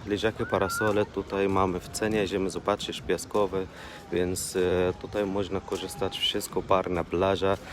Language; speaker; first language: Polish; non-native, learner; Arabic